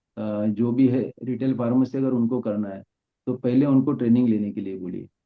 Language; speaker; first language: Hindi; non-native, local second language; Marathi